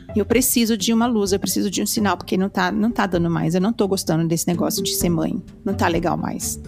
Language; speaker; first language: Portuguese; early bilingual, heritage; Portuguese